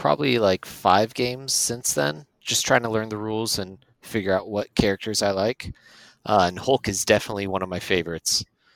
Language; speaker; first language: English; native; English